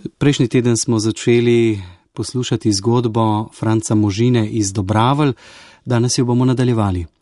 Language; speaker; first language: Slovenian; native; Slovenian